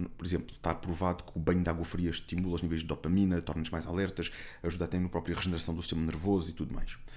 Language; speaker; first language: Portuguese; native; Portuguese